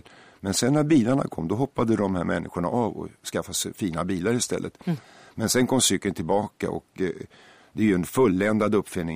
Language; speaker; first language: Swedish; native; Swedish